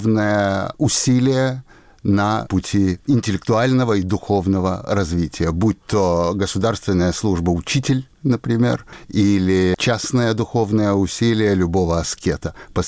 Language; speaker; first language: Russian; native; Russian